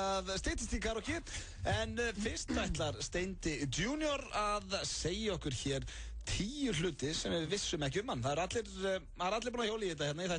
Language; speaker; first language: Icelandic; native; Icelandic